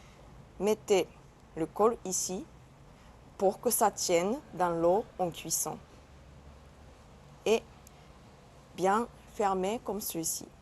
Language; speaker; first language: French; non-native, learner; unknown